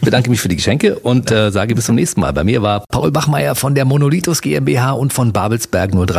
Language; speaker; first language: German; native; German